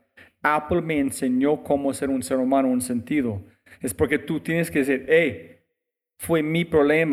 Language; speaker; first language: Spanish; non-native, fluent; English